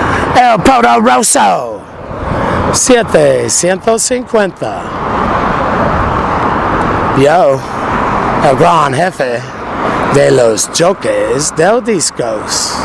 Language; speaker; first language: Spanish; non-native, learner; English